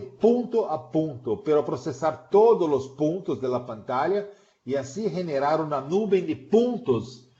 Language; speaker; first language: Spanish; non-native, fluent; Portuguese